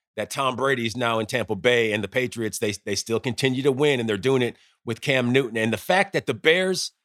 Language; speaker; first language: English; native; English